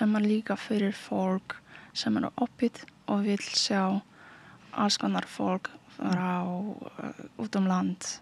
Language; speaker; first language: Icelandic; non-native, learner; Polish